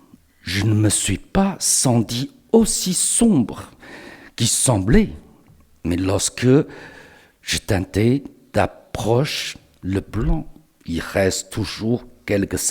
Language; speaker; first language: French; non-native, fluent; Chinese